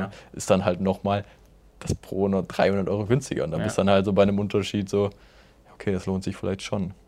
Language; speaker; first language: German; native; German